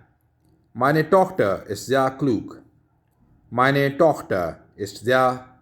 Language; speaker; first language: German; non-native, learner; Urdu